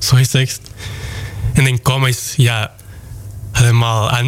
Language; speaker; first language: Dutch; non-native, local second language; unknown